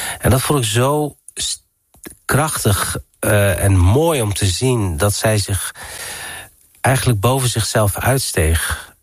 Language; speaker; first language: Dutch; early bilingual, other home language; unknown